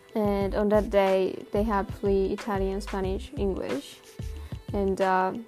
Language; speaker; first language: English; non-native, learner; Japanese